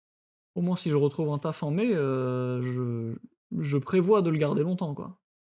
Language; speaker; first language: French; native; French